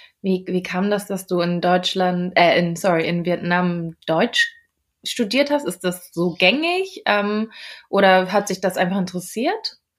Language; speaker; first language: German; native; German